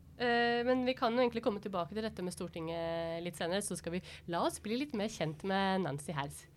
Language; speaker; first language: Norwegian; native; Norwegian